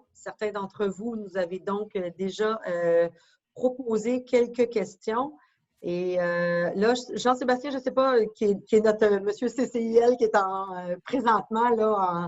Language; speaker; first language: French; native; French